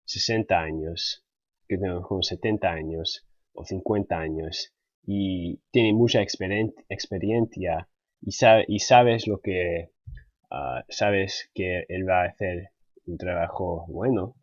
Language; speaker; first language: Spanish; non-native, fluent; English